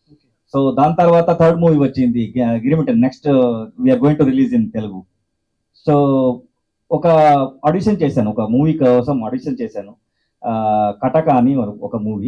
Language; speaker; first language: Telugu; non-native, learner; Kannada